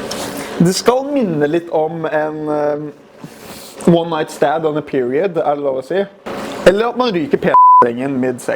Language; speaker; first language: Norwegian; native; Norwegian